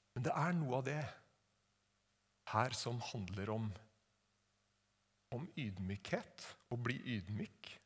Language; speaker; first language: Norwegian; native; Norwegian